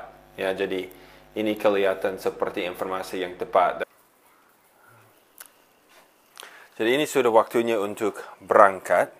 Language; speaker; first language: Indonesian; non-native, fluent; English